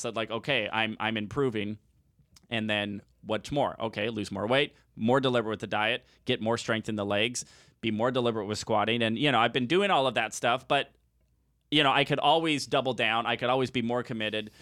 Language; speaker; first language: English; native; English